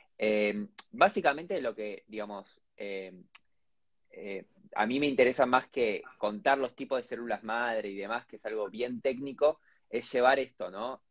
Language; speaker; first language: Spanish; native; Spanish